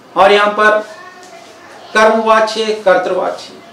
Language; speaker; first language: Hindi; non-native, local second language; Telugu